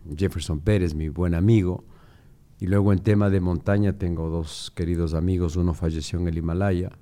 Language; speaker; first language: Spanish; native; Spanish